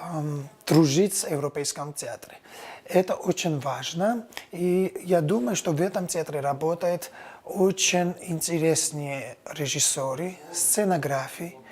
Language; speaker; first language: Russian; non-native, fluent; Georgian